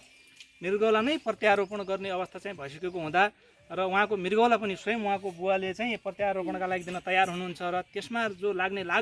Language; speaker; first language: Nepali; native; Nepali